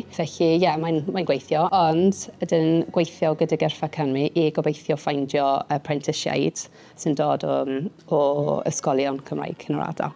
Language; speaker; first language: Welsh; non-native, local second language; English